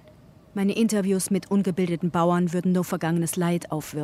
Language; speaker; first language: German; native; German